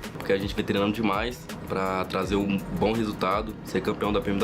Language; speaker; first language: Portuguese; native; Portuguese